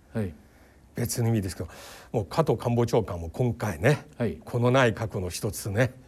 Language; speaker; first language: Japanese; non-native, fluent; Chinese